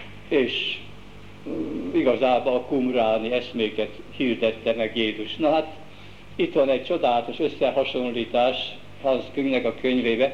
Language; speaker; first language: Hungarian; native; Hungarian